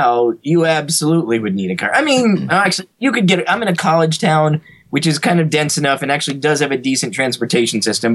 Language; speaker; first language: English; native; English